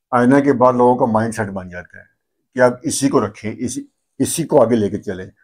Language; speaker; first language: Urdu; native; Urdu